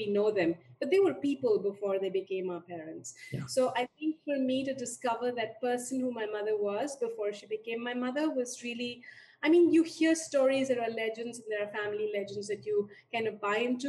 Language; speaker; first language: English; non-native, local second language; Hindi